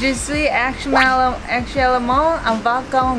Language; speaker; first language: French; non-native, learner; Korean